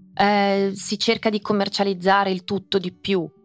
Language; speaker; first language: Italian; native; Italian